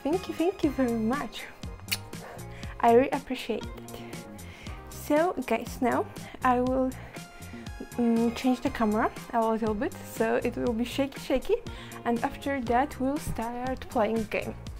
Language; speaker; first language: English; non-native, fluent; Polish